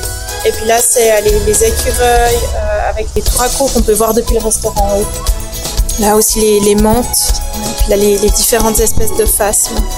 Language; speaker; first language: French; native; French